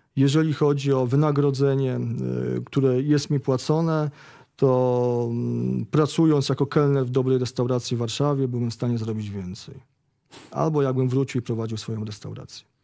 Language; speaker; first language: Polish; native; Polish